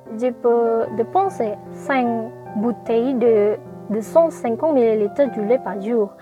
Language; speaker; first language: French; non-native, learner; Indonesian